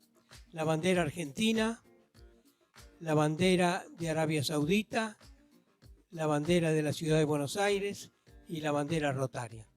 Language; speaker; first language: Spanish; native; Spanish